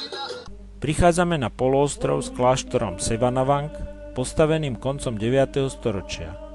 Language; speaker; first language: Slovak; native; Slovak